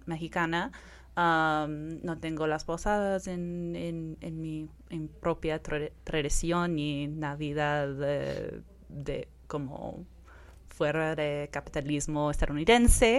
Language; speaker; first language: Spanish; non-native, fluent; English